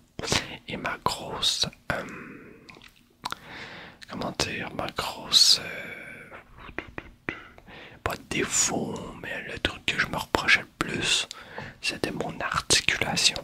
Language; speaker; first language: French; native; French